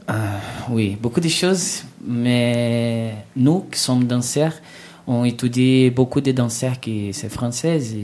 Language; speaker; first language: French; non-native, learner; Portuguese